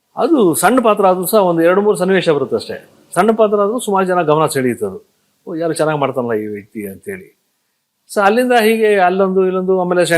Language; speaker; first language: Kannada; native; Kannada